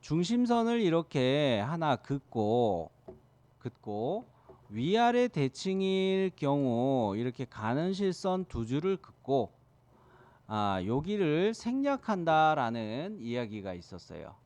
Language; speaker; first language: Korean; native; Korean